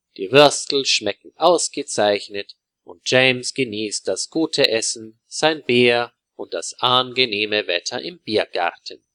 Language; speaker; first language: German; native; German